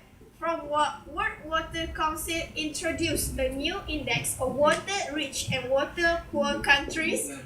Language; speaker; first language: English; non-native, learner; Malay